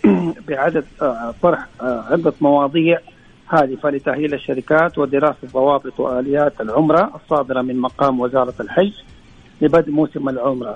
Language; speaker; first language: Arabic; native; Arabic